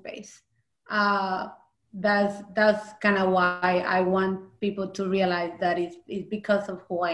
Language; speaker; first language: English; early bilingual, other home language; Spanish